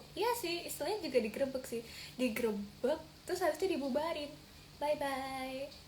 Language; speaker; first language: Indonesian; native; Indonesian